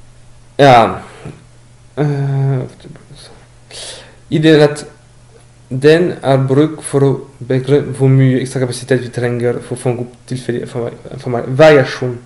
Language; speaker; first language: Norwegian; non-native, learner; French